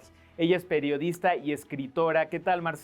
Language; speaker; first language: Spanish; native; Spanish